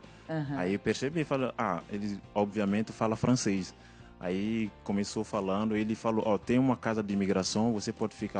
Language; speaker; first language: Portuguese; non-native, fluent; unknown